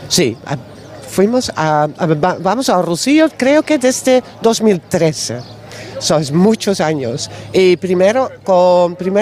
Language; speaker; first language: Spanish; non-native, learner; Dutch